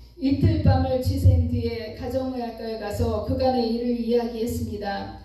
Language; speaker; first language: Korean; native; Korean